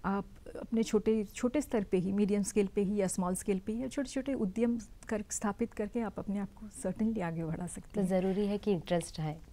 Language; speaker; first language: Hindi; native; Hindi